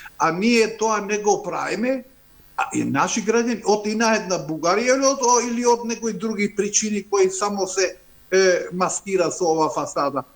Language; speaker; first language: Macedonian; non-native, local second language; Albanian